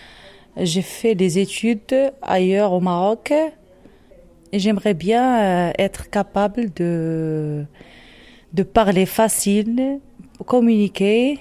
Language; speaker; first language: French; non-native, learner; Arabic